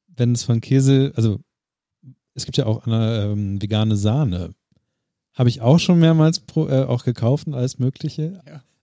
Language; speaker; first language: German; native; German